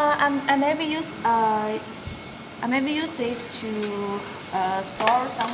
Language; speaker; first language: English; non-native, learner; Chinese